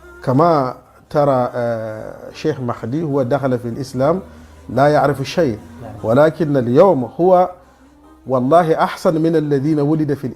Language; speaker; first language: Arabic; non-native, fluent; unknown